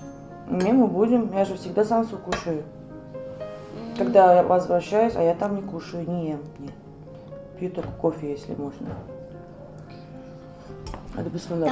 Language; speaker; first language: Russian; non-native, local second language; Uzbek